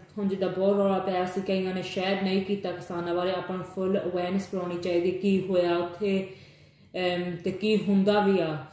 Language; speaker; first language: Punjabi; early bilingual, heritage; Punjabi